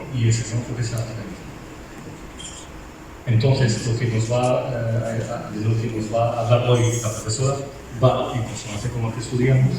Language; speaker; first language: Spanish; non-native, fluent; Arabic